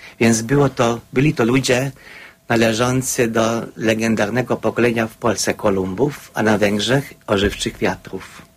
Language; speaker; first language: Polish; non-native, fluent; Hungarian